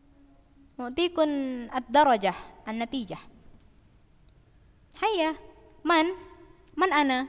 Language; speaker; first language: Arabic; non-native, fluent; Indonesian